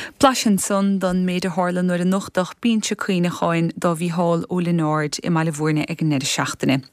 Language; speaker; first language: Irish; native; Irish